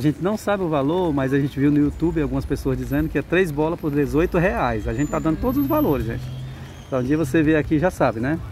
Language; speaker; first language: Portuguese; native; Portuguese